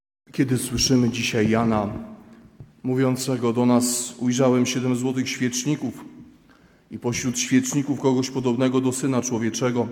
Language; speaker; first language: Polish; native; Polish